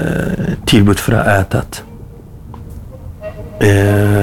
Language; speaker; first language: Norwegian; non-native, fluent; Kurdish